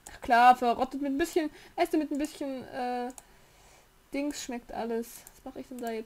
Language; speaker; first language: German; native; German